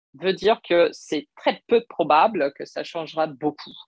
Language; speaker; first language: French; non-native, fluent; English